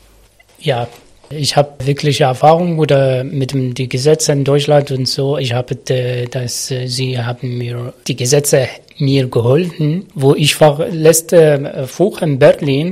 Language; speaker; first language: German; non-native, learner; Arabic